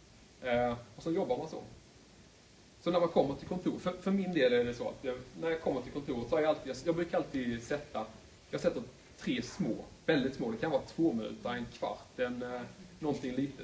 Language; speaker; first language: Swedish; native; Swedish